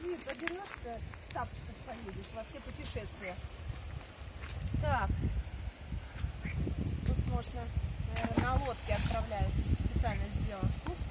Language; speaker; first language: Russian; native; Russian